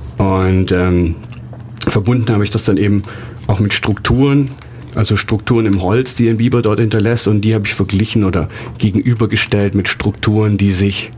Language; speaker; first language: German; native; German